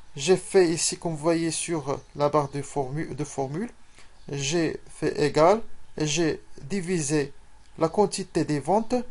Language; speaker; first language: French; non-native, local second language; Arabic